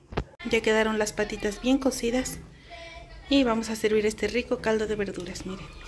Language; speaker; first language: Spanish; native; Spanish